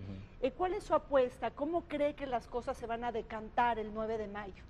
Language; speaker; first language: Spanish; native; Spanish